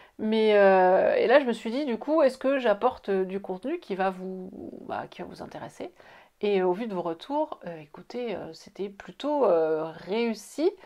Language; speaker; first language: French; native; French